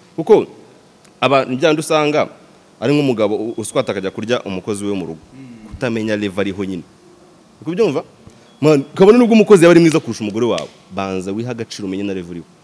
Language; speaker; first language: Kinyarwanda; native; Kinyarwanda